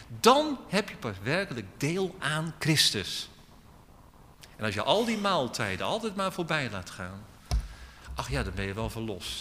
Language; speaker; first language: Dutch; native; Dutch